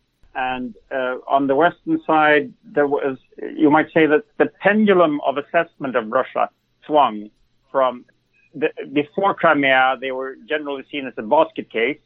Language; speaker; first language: English; non-native, fluent; Swedish